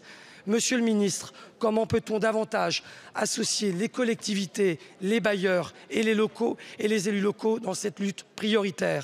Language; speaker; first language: French; native; French